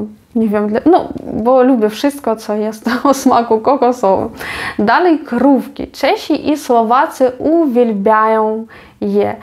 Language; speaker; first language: Polish; non-native, fluent; Ukrainian